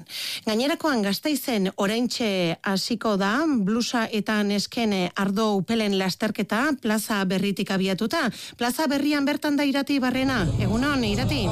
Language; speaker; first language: Basque; native; Basque